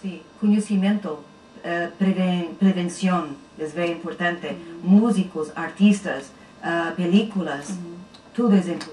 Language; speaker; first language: Spanish; non-native, learner; Portuguese